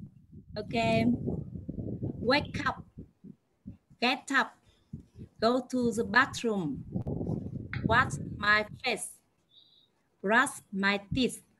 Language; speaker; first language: English; non-native, learner; Vietnamese